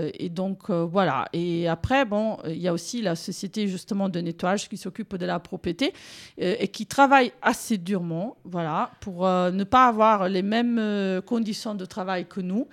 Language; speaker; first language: French; native; French